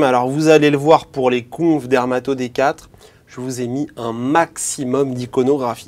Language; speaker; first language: French; native; French